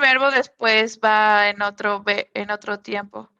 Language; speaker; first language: Spanish; native; Spanish